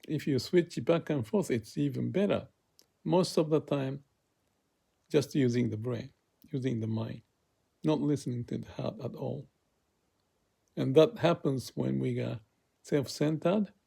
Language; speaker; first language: English; non-native, fluent; Japanese